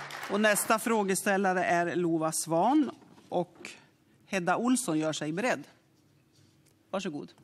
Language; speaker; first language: Swedish; native; Swedish